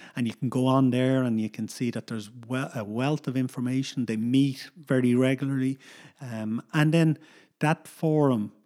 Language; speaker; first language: English; native; English